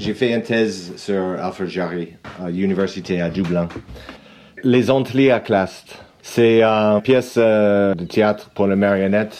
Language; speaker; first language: French; non-native, fluent; English